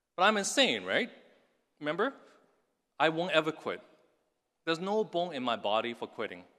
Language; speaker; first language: English; non-native, local second language; Cantonese